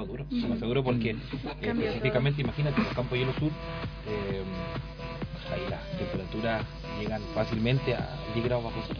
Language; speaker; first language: Spanish; native; Spanish